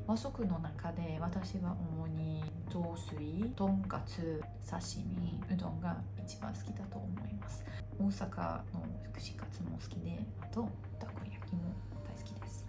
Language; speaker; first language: Japanese; non-native, fluent; Hungarian